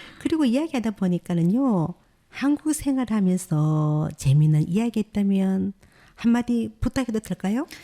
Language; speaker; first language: Korean; native; Korean